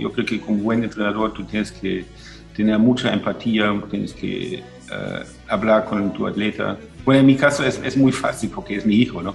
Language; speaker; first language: Spanish; non-native, fluent; German